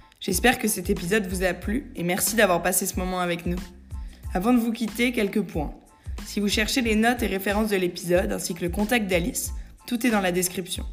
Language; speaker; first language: French; native; French